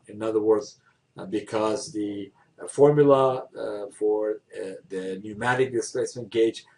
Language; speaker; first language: English; non-native, fluent; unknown